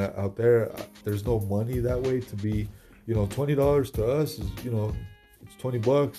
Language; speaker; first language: English; early bilingual, other home language; Spanish